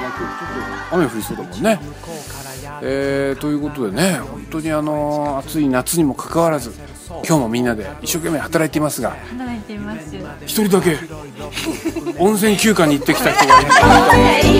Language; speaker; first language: Japanese; native; Japanese